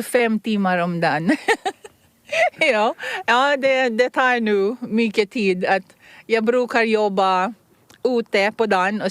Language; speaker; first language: Swedish; non-native, fluent; Filipino